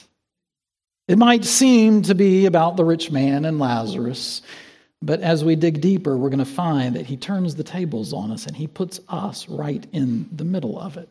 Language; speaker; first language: English; native; English